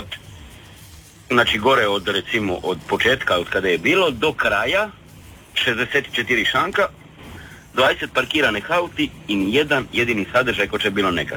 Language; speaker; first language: Serbian; native; Serbian